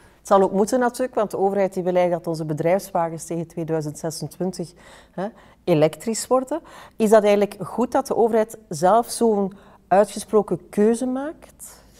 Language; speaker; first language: Dutch; native; Dutch